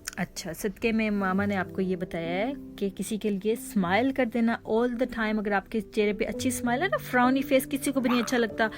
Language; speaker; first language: Urdu; native; Urdu